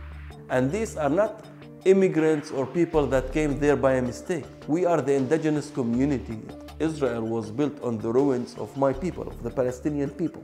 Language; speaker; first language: English; non-native, local second language; Arabic